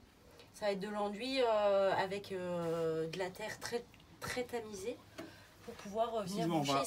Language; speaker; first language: French; native; French